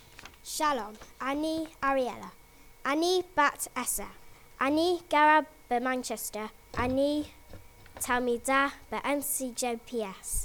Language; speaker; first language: Hebrew; non-native, learner; English